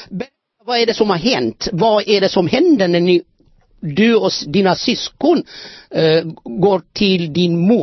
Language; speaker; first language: Swedish; non-native, fluent; Amharic